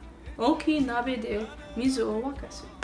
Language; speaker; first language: Japanese; non-native, learner; English